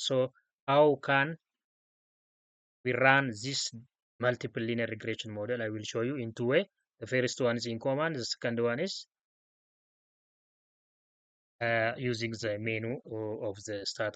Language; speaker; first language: English; non-native, local second language; Oromo